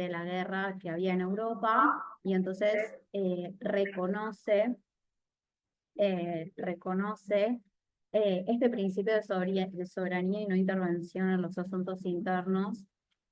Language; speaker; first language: Spanish; native; Spanish